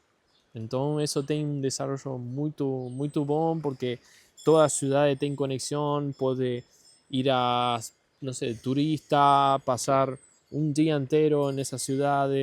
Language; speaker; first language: Portuguese; non-native, learner; Spanish